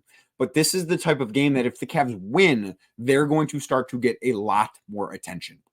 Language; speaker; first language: English; native; English